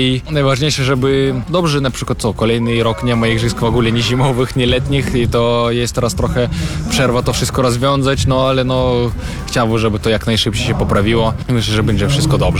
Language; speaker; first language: Polish; non-native, fluent; Russian